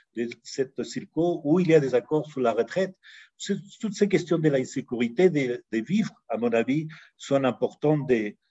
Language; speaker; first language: French; non-native, fluent; Spanish